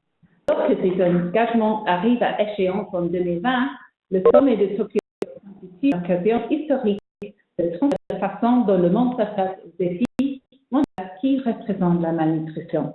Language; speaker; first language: French; non-native, fluent; English